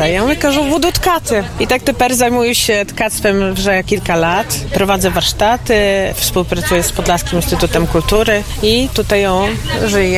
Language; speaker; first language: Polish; non-native, local second language; Ukrainian